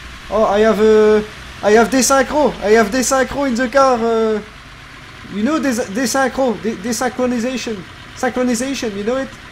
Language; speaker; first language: English; non-native, learner; French